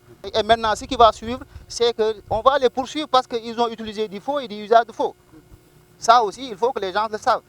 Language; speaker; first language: French; non-native, local second language; Wolof